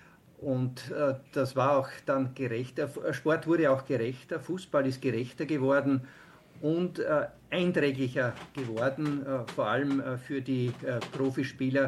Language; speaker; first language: German; native; German